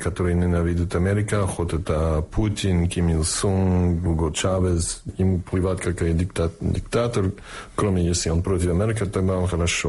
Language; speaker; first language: Russian; non-native, fluent; English